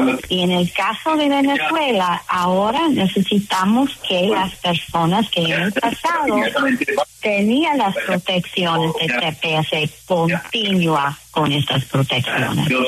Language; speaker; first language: Spanish; non-native, fluent; English